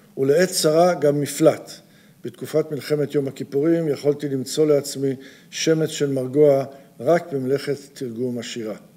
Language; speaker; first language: Hebrew; early bilingual, other home language; English